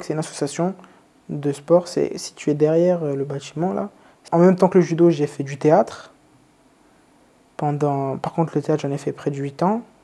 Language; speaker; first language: French; native; French